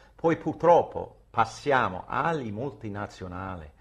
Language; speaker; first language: Italian; non-native, fluent; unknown